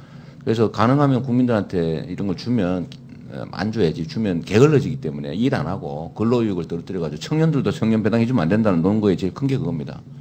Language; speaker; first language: Korean; native; Korean